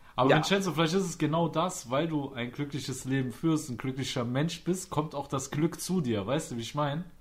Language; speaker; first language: German; native; German